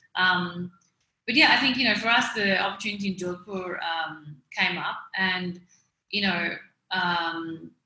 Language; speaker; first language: English; native; English